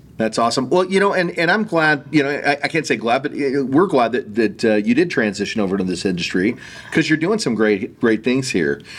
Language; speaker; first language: English; native; English